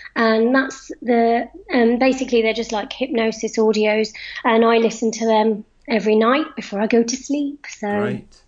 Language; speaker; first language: English; native; English